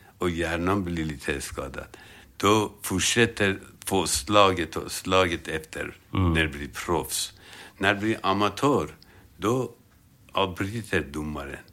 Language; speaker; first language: Swedish; non-native, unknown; Armenian